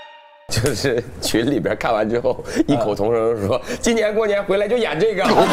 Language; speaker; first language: Chinese; native; Chinese